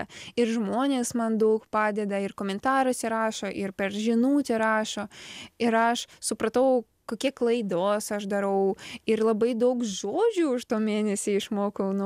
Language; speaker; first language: Lithuanian; non-native, learner; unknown